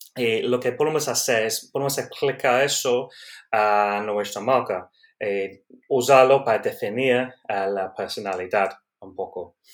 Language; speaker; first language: Spanish; non-native, learner; English